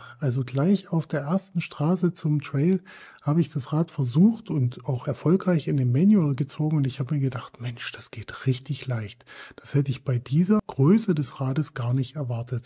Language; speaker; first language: German; native; German